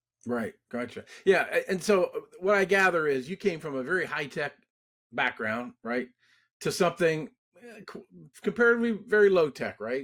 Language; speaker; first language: English; native; English